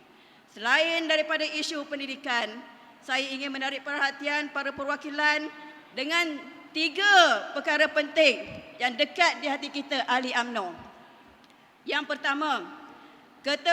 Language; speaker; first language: Malay; native; Malay